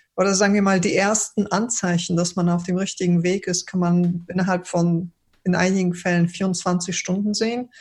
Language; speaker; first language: German; early bilingual, other home language; Polish